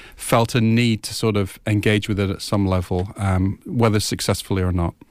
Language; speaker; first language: English; native; English